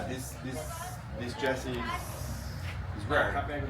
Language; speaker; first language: English; non-native, learner; Portuguese